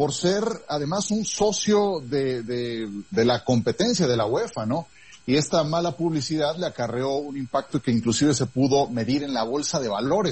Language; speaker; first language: Spanish; native; Spanish